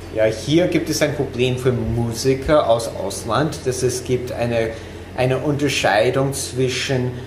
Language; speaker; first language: German; non-native, fluent; English